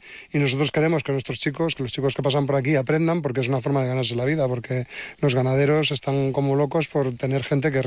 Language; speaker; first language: Spanish; native; Spanish